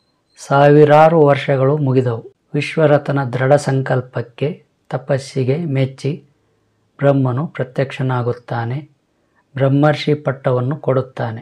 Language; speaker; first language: Kannada; native; Kannada